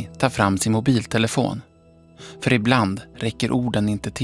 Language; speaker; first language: Swedish; native; Swedish